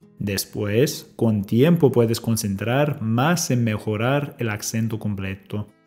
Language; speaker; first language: Spanish; non-native, fluent; English